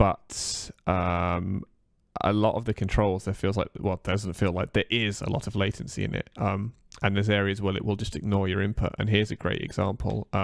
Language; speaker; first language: English; native; English